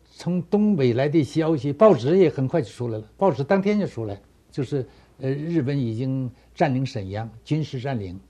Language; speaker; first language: Chinese; native; Chinese